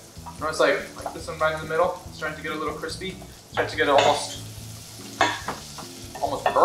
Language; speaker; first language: English; native; English